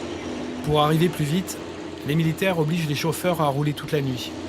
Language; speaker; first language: French; native; French